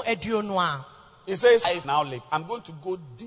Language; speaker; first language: English; non-native, local second language; Akan